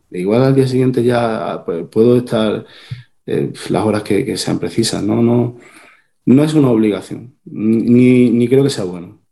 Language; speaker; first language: Spanish; native; Spanish